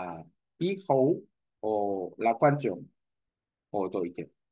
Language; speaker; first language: Vietnamese; non-native, learner; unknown